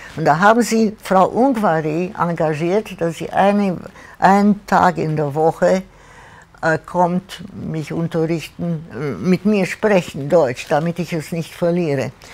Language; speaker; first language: German; non-native, fluent; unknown